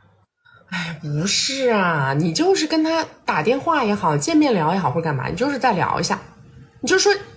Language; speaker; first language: Chinese; native; Chinese